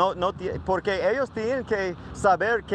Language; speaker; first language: Spanish; non-native, learner; English